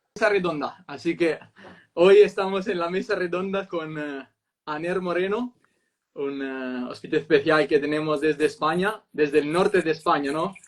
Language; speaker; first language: Spanish; non-native, fluent; Italian